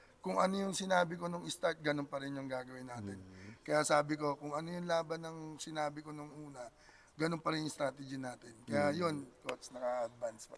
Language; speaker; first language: Filipino; native; Filipino